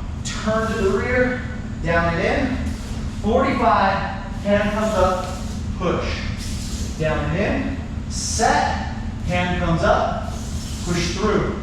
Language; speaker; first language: English; native; English